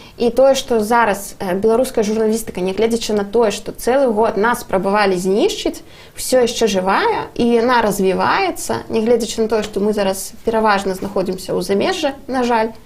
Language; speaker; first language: Belarusian; non-native, local second language; Russian